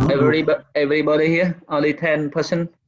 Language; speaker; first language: English; non-native, learner; Khmer